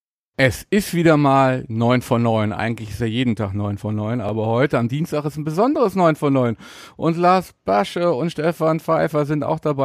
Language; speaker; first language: German; native; German